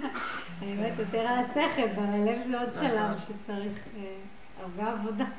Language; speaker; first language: Hebrew; non-native, learner; English